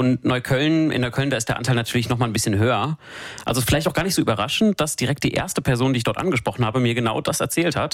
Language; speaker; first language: German; native; German